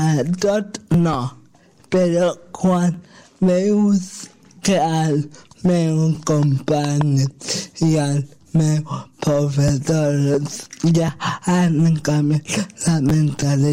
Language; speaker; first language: Catalan; non-native, local second language; Spanish